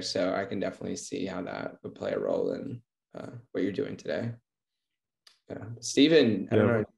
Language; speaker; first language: English; native; English